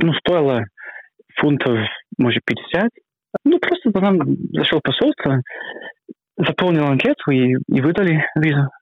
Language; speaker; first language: Russian; non-native, fluent; English